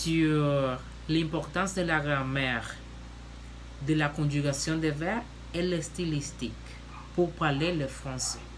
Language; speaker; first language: French; non-native, learner; Spanish